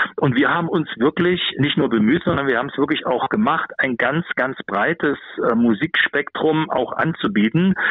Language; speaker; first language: German; native; German